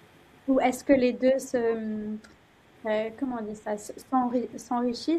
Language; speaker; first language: French; non-native, fluent; English